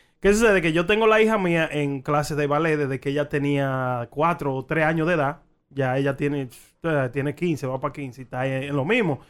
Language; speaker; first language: Spanish; early bilingual, heritage; Spanish